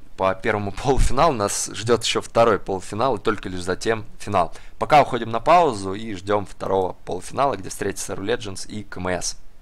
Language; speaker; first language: Russian; native; Russian